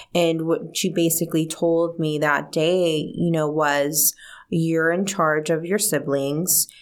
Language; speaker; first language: English; early bilingual, other home language; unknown